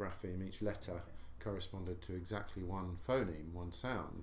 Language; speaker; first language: English; native; English